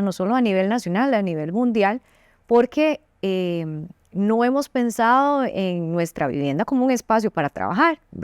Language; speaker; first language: Spanish; native; Spanish